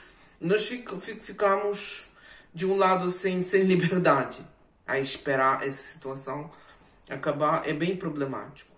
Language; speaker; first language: Portuguese; non-native, fluent; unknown